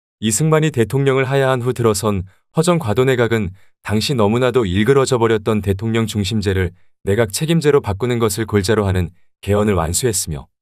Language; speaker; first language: Korean; native; Korean